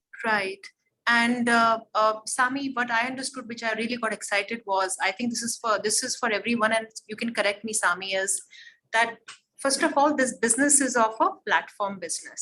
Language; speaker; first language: English; non-native, local second language; Hindi